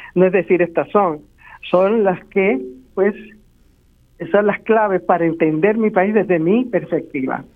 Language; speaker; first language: Spanish; native; Spanish